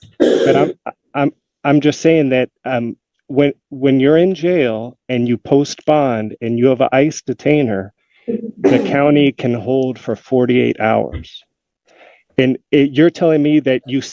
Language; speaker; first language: English; native; English